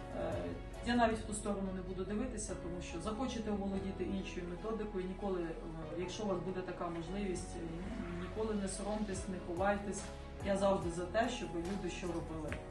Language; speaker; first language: Ukrainian; native; Ukrainian